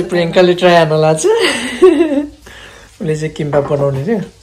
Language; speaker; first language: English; non-native, fluent; Nepali